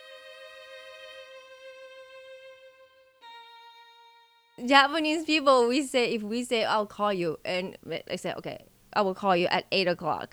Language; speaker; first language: English; non-native, fluent; Japanese